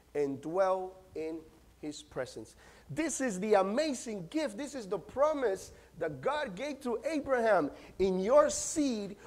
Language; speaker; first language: English; non-native, fluent; Spanish